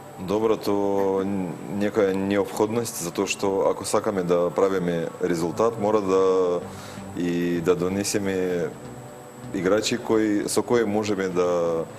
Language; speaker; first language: Macedonian; non-native, fluent; Russian